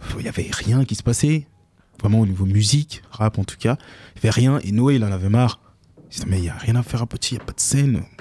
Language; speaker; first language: French; early bilingual, other home language; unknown